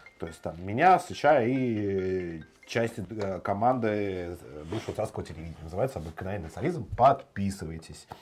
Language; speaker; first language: Russian; native; Russian